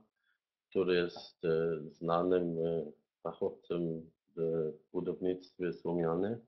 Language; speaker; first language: Polish; non-native, fluent; German